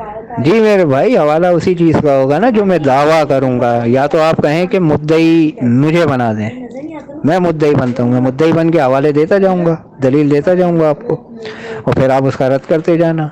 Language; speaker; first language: Urdu; native; Urdu